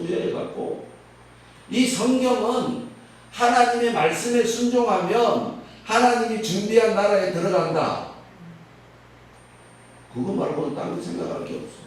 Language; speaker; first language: Korean; native; Korean